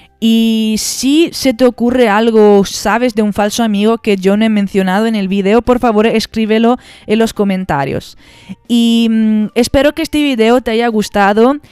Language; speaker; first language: Spanish; non-native, fluent; Italian